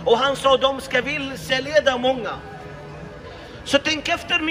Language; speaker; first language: Swedish; non-native, fluent; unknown